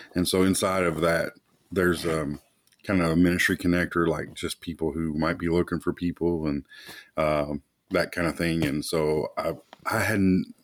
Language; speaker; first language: English; native; English